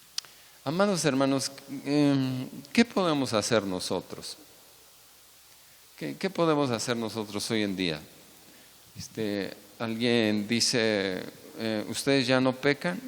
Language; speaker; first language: Spanish; native; Spanish